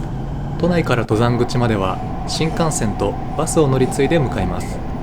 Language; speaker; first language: Japanese; native; Japanese